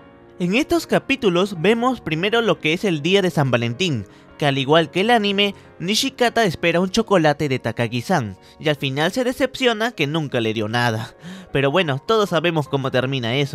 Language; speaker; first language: Spanish; native; Spanish